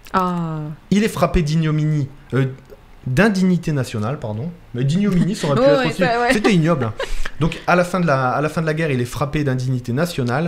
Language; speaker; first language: French; native; French